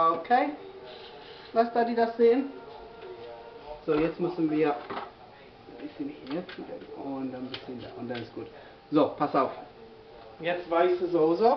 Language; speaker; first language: German; non-native, fluent; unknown